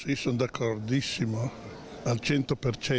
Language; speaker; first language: Italian; native; Italian